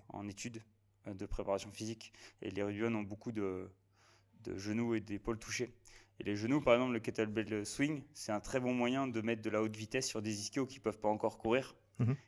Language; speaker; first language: French; native; French